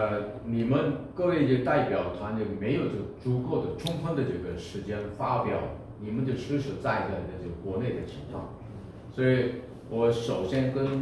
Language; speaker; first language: Chinese; non-native, fluent; Korean